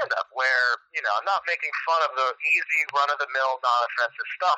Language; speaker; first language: English; native; English